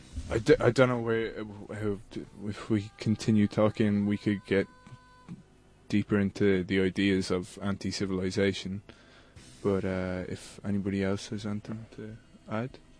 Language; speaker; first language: English; native; English